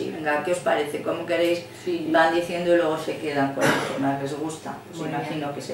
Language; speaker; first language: Spanish; native; Spanish